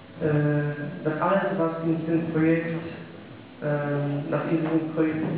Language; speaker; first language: German; non-native, learner; Polish